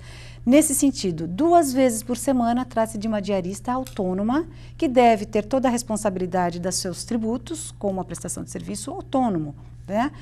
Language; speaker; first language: Portuguese; native; Portuguese